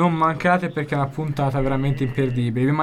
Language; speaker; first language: Italian; native; Italian